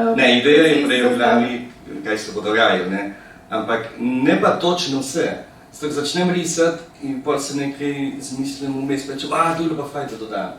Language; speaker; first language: Slovenian; early bilingual, heritage; Slovenian